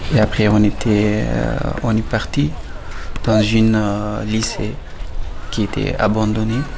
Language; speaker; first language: French; non-native, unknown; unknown